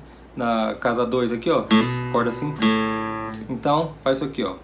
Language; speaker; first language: Portuguese; native; Portuguese